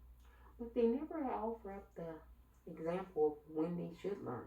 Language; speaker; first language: English; native; English